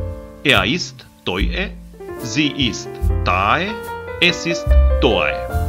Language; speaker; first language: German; non-native, fluent; Macedonian